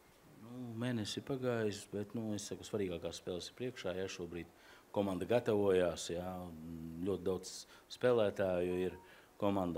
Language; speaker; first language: Latvian; native; Latvian